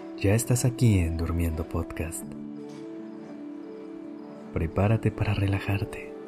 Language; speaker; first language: Spanish; native; Spanish